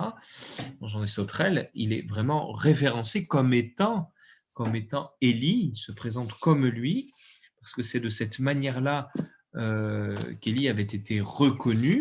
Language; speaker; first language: French; native; French